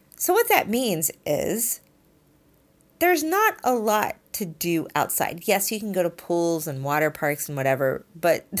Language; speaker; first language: English; native; English